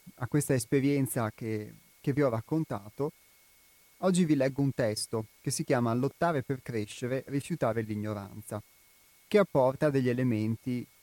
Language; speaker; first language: Italian; non-native, fluent; Albanian